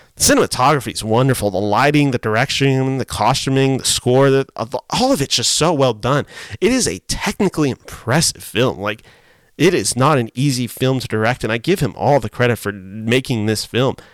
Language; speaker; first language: English; early bilingual, other home language; Spanish